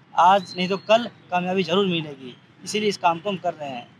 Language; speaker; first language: Hindi; native; Hindi